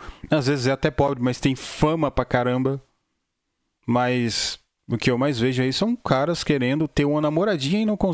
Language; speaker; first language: Portuguese; native; Portuguese